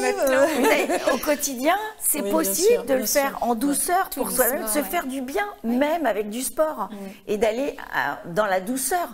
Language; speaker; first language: French; native; French